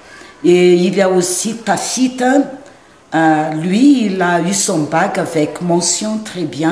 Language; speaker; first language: French; non-native, local second language; Malagasy